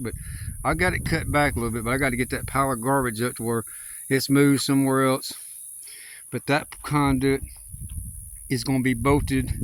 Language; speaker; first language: English; native; English